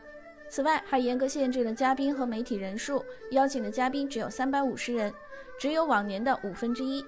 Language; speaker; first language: Chinese; native; Chinese